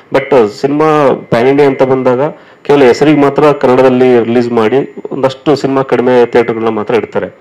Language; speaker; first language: Kannada; native; Kannada